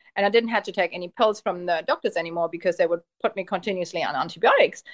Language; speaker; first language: English; early bilingual, heritage; Polish